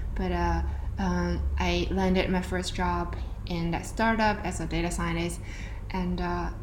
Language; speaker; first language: English; non-native, fluent; Chinese